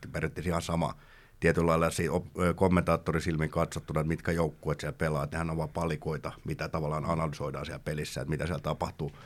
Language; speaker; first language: Finnish; native; Finnish